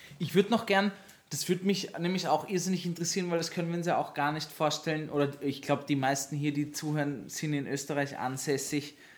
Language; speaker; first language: German; native; German